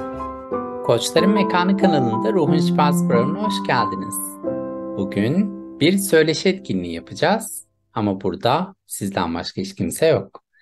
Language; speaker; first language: Turkish; native; Turkish